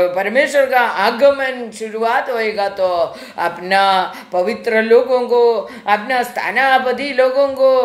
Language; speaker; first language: Hindi; non-native, local second language; Malayalam